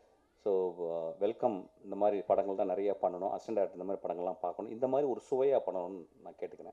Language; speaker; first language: Tamil; native; Tamil